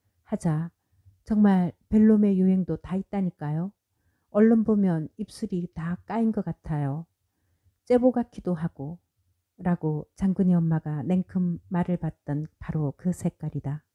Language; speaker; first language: Korean; native; Korean